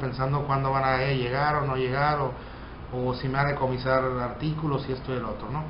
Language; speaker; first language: Spanish; native; Spanish